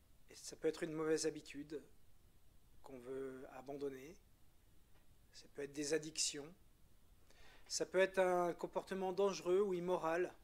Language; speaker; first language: French; native; French